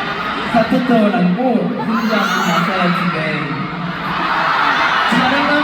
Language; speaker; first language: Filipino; non-native, learner; Korean